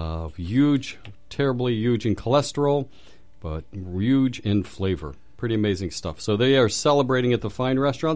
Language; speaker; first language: English; native; English